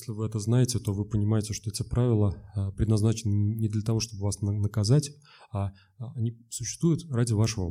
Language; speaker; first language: Russian; native; Russian